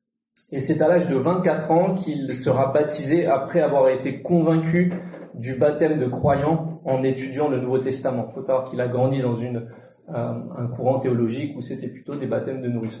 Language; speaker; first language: French; native; French